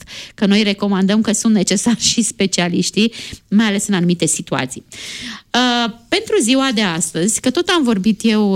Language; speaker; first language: Romanian; native; Romanian